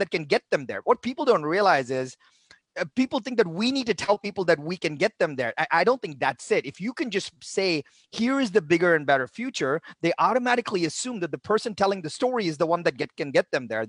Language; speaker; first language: English; non-native, local second language; Tamil